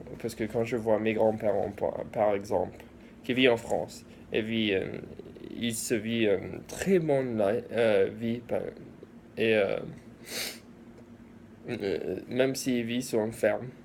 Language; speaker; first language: French; early bilingual, heritage; English